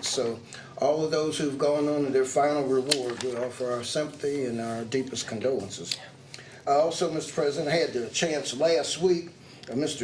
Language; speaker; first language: English; native; English